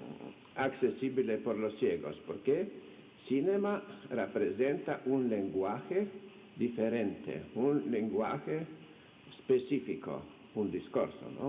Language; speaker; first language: Spanish; non-native, fluent; Slovenian